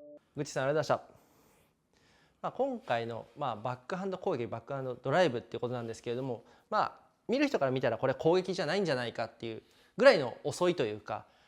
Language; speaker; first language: Japanese; native; Japanese